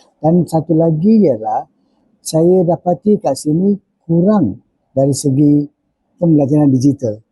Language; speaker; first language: Malay; non-native, local second language; Tamil